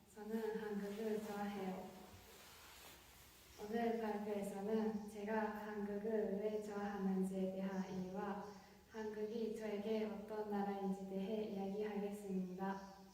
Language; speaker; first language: Korean; non-native, fluent; Japanese